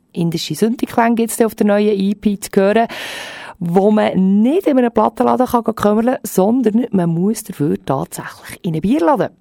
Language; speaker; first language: German; native; German